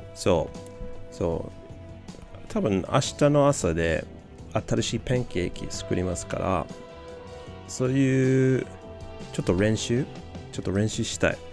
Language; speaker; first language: Japanese; non-native, learner; English